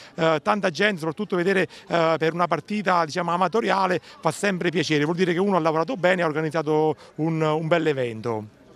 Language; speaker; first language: Italian; native; Italian